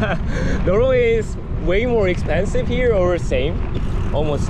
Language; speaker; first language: English; non-native, learner; Korean